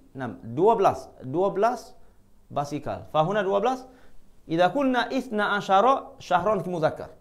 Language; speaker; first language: Arabic; non-native, fluent; Malay